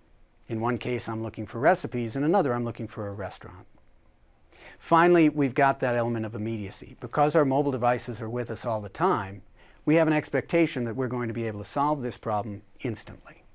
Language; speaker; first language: English; native; English